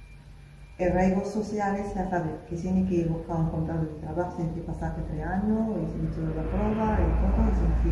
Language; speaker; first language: Spanish; non-native, local second language; Arabic